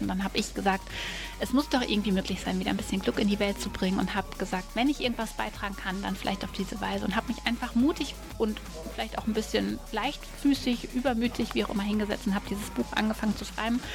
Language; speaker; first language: German; native; German